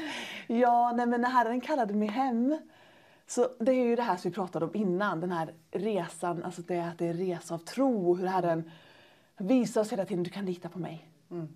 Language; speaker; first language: Swedish; native; Swedish